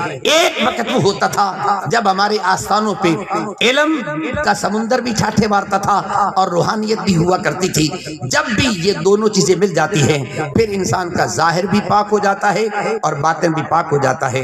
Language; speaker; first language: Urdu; non-native, local second language; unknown